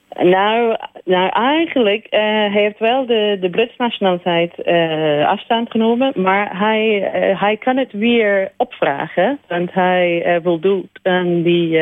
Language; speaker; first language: Dutch; non-native, learner; English